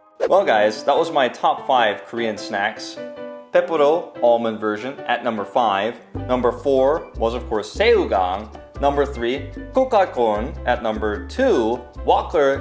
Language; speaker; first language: English; native; English